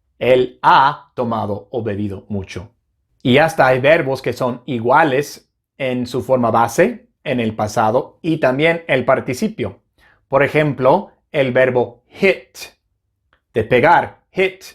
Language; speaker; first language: Spanish; non-native, fluent; English